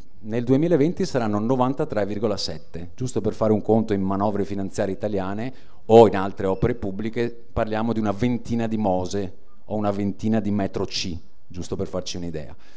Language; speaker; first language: Italian; native; Italian